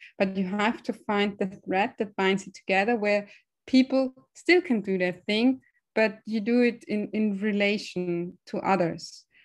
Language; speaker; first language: English; non-native, fluent; German